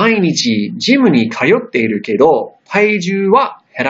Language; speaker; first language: Japanese; non-native, fluent; English